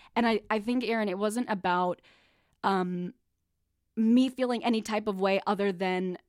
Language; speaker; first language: English; native; English